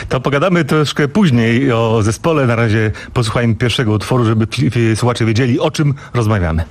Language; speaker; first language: Polish; native; Polish